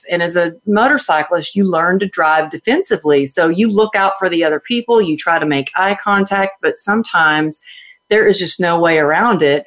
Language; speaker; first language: English; native; English